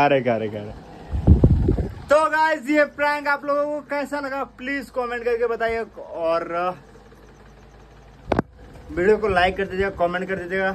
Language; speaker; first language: Hindi; native; Hindi